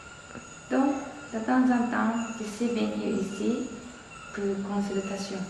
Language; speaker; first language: French; non-native, learner; Japanese